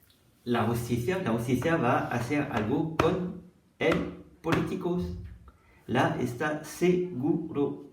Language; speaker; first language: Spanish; non-native, learner; French